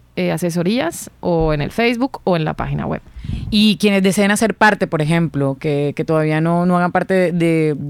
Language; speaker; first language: Spanish; non-native, fluent; French